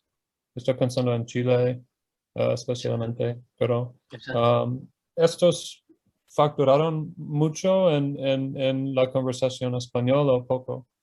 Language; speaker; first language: Spanish; non-native, fluent; English